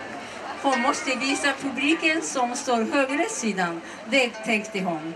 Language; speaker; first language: Swedish; non-native, learner; Japanese